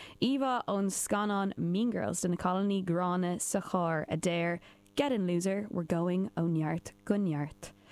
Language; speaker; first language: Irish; non-native, local second language; English